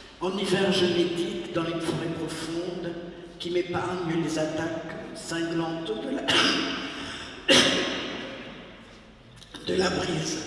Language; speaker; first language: French; native; French